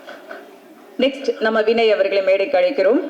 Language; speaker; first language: Tamil; native; Tamil